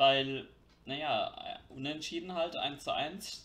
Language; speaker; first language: German; native; German